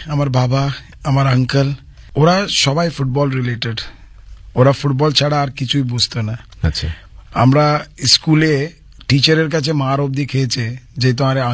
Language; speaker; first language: Bangla; non-native, local second language; Konkani